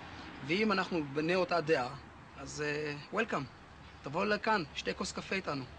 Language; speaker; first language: Hebrew; native; Hebrew